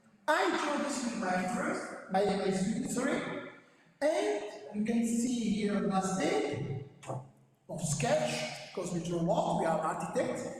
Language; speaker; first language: English; non-native, learner; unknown